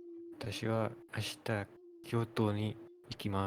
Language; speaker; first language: Japanese; non-native, learner; Malay